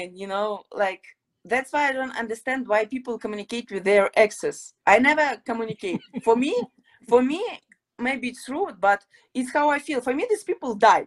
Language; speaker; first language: English; non-native, fluent; Ukrainian